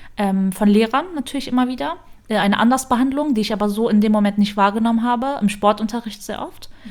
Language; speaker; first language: German; early bilingual, other home language; Kurdish